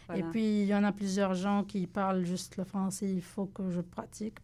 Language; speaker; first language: French; non-native, local second language; Arabic